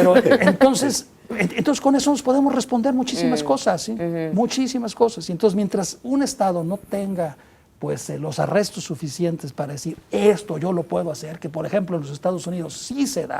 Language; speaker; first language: Spanish; native; Spanish